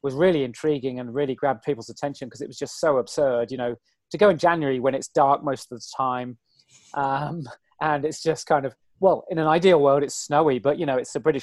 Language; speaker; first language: English; native; English